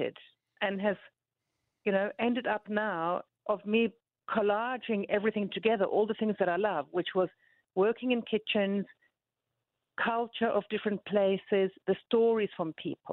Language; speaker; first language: English; native; English